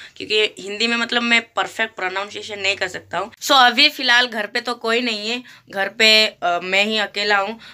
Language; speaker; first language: Hindi; non-native, local second language; Odia